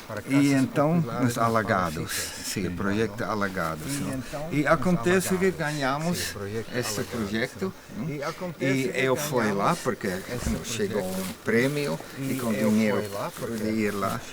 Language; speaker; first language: Portuguese; non-native, fluent; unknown